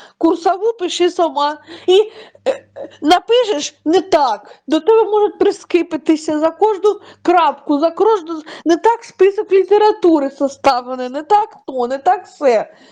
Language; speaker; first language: Ukrainian; non-native, fluent; Russian